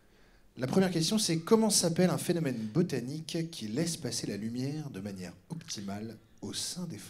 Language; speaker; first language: French; native; French